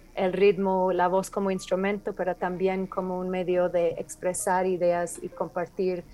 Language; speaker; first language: Spanish; non-native, fluent; English